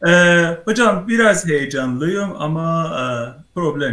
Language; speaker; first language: Turkish; non-native, learner; Persian